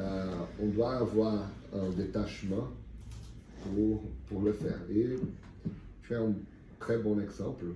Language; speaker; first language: French; non-native, learner; Portuguese